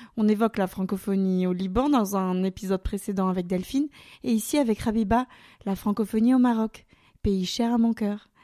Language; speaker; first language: French; native; French